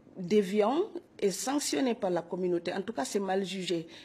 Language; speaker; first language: French; non-native, local second language; Serer